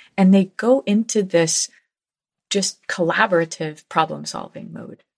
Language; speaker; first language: English; native; English